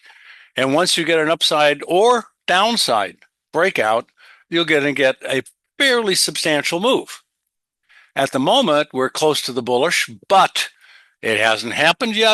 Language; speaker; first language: English; native; English